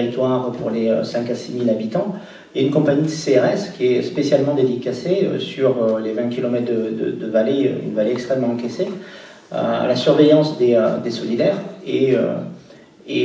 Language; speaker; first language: French; native; French